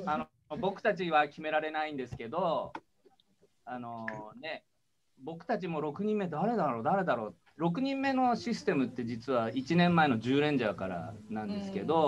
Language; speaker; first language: Japanese; native; Japanese